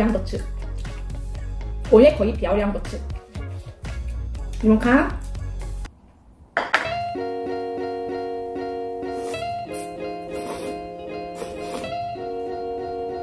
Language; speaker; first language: Chinese; non-native, learner; Korean